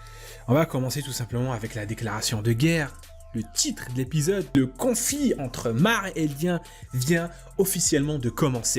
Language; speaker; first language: French; native; French